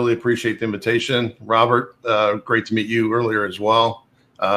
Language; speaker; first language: English; native; English